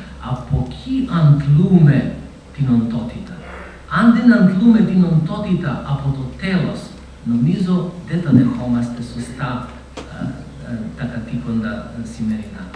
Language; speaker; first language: Greek; non-native, fluent; Macedonian